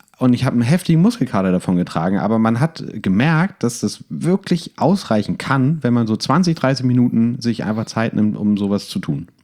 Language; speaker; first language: German; native; German